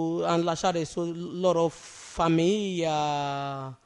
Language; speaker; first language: Italian; non-native, learner; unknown